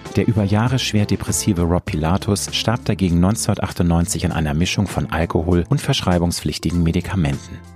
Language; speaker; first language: German; native; German